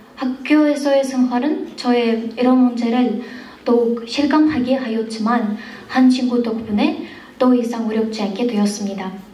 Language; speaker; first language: Korean; non-native, fluent; Kazakh